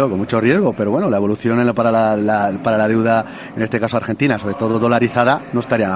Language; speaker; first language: Spanish; native; Spanish